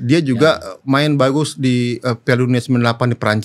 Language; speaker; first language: Indonesian; native; Indonesian